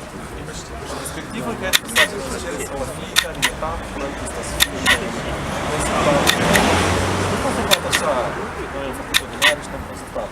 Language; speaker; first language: Romanian; native; Romanian